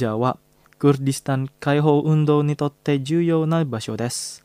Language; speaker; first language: Japanese; non-native, fluent; Indonesian